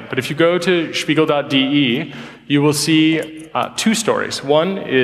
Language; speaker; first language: English; native; English